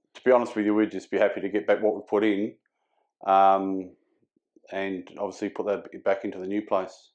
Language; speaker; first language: English; native; English